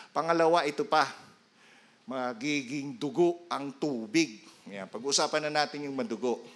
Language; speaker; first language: Filipino; non-native, local second language; Bikol